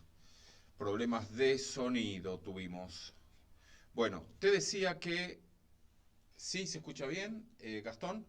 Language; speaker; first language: Spanish; native; Spanish